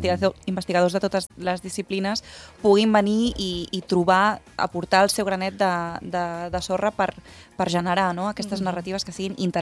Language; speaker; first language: Catalan; native; Catalan